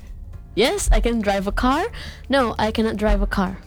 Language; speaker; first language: English; non-native, learner; Indonesian